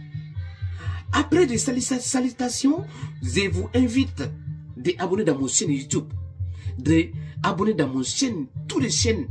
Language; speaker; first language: French; non-native, local second language; Bambara